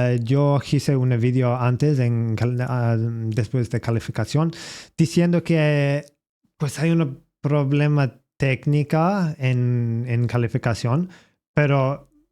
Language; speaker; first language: Spanish; non-native, learner; English